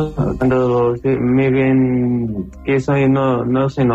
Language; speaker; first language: Spanish; non-native, learner; Arabic